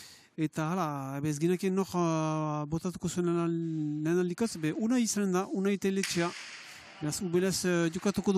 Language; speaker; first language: Basque; native; Basque